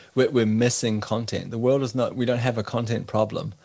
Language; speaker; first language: English; native; English